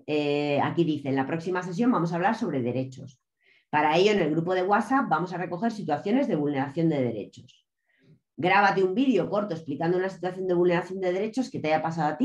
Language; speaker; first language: Spanish; native; Spanish